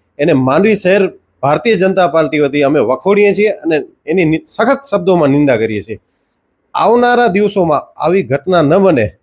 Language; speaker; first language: Gujarati; native; Gujarati